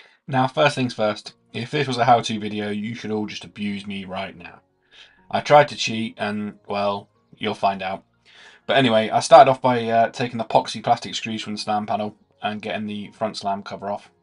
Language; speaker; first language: English; native; English